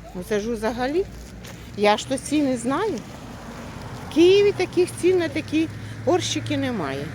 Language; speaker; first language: Ukrainian; native; Ukrainian